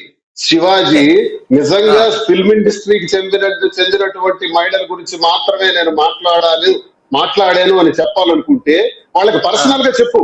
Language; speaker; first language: Telugu; native; Telugu